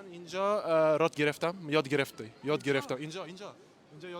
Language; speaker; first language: Persian; non-native, learner; Japanese